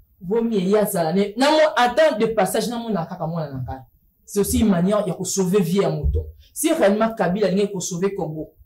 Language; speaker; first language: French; non-native, local second language; Lingala